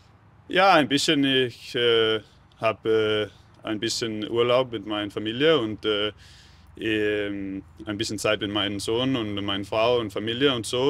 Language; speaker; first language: German; non-native, learner; Danish